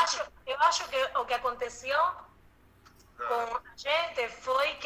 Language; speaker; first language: Portuguese; non-native, learner; Spanish